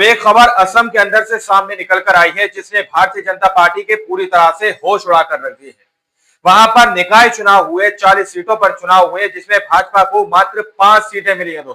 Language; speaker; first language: Hindi; native; Hindi